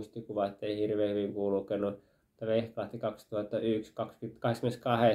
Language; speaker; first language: Finnish; native; Finnish